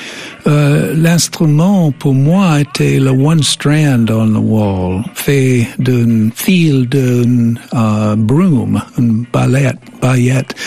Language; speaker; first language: French; non-native, fluent; English